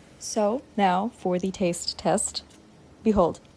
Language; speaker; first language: English; native; English